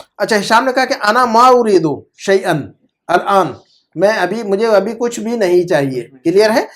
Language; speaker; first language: Urdu; native; Urdu